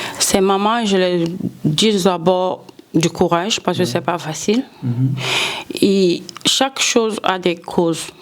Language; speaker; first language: French; non-native, local second language; Fula